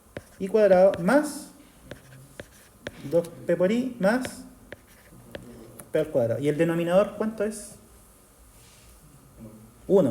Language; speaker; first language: Spanish; native; Spanish